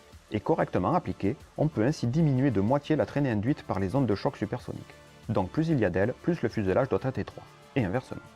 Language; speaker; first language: French; native; French